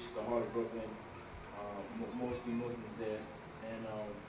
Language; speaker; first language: English; native; English